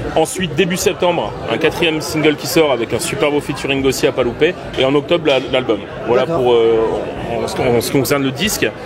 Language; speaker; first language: French; native; French